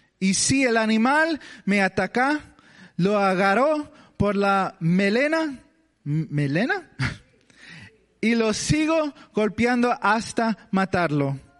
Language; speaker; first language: Spanish; early bilingual, heritage; English